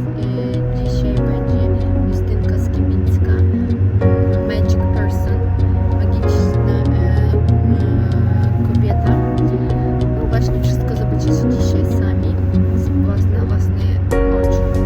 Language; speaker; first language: Polish; non-native, fluent; Russian